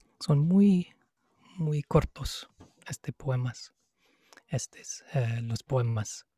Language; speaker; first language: Spanish; non-native, fluent; English